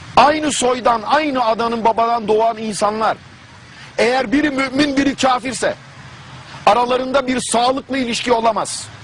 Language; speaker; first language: Turkish; non-native, fluent; German